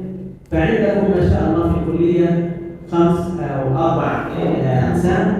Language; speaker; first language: Arabic; native; Arabic